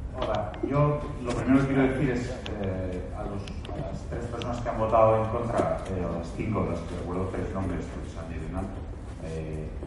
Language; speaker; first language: Spanish; native; Spanish